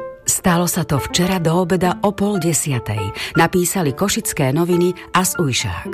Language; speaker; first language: Slovak; native; Slovak